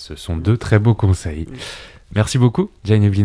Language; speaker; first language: French; native; French